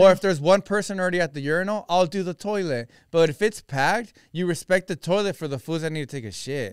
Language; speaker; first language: English; early bilingual, other home language; Spanish